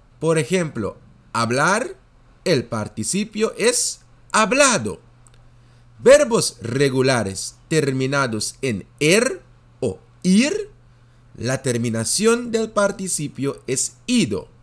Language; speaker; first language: Spanish; non-native, fluent; Dutch